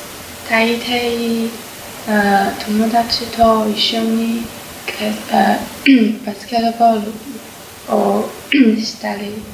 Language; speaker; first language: Japanese; non-native, learner; Chinese